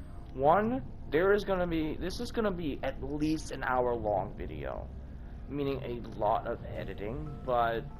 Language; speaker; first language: English; native; English